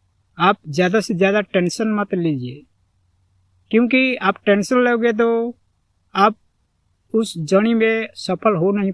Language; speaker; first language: Hindi; non-native, local second language; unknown